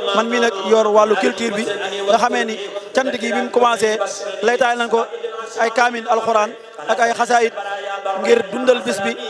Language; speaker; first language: Wolof; native; Wolof